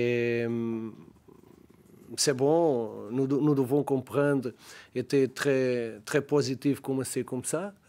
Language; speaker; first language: French; non-native, learner; Portuguese